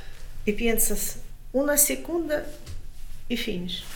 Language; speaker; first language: Spanish; non-native, learner; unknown